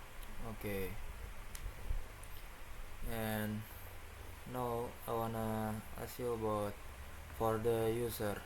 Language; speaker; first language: English; non-native, learner; Indonesian